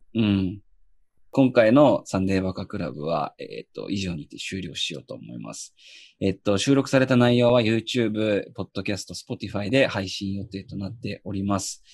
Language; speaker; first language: Japanese; native; Japanese